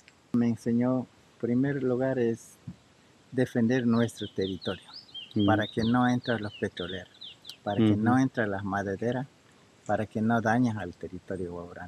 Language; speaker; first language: Spanish; non-native, local second language; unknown